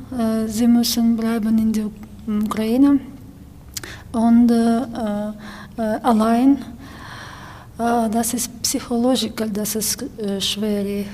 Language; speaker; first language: German; non-native, learner; Ukrainian